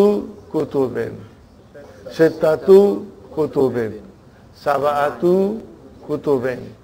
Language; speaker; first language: Arabic; non-native, fluent; Urdu